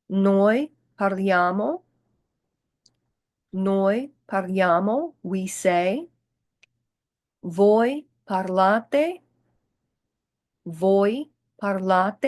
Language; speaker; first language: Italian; non-native, fluent; English